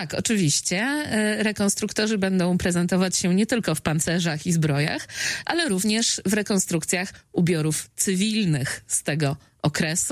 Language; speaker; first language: Polish; native; Polish